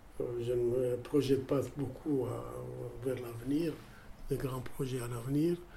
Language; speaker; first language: French; non-native, fluent; Amharic